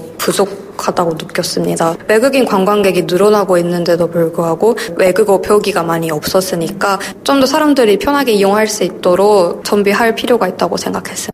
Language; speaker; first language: Korean; non-native, fluent; Japanese